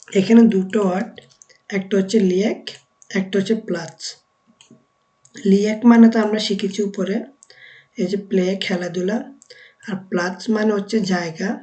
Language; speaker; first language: Bangla; native; Bangla